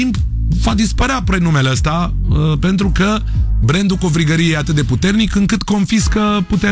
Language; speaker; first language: Romanian; native; Romanian